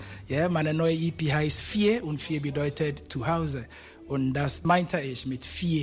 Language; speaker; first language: German; non-native, fluent; Akan